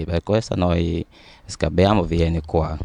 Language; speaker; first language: Italian; non-native, learner; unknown